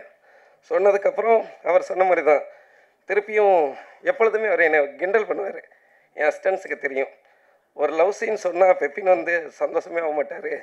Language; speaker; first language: Tamil; native; Tamil